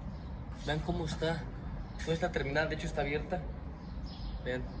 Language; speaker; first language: Spanish; native; Spanish